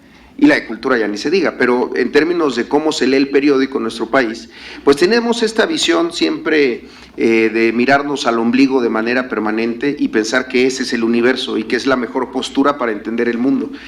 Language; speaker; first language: Spanish; native; Spanish